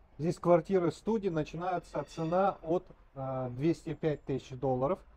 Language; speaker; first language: Russian; non-native, local second language; Kazakh